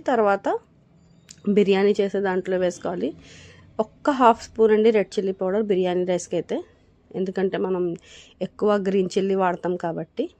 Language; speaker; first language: Telugu; non-native, local second language; Urdu